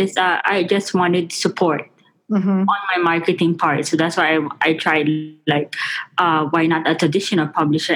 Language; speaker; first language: English; non-native, local second language; Filipino